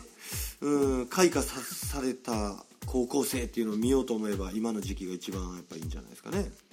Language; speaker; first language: Japanese; native; Japanese